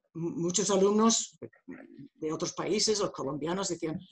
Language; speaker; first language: Spanish; non-native, fluent; English